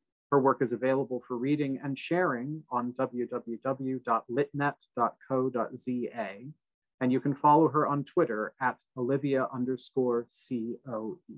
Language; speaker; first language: English; native; English